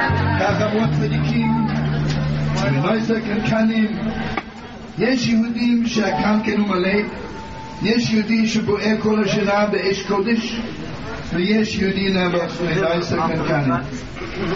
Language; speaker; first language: Hebrew; non-native, learner; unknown